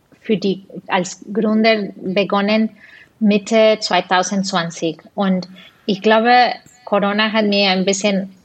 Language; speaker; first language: German; non-native, fluent; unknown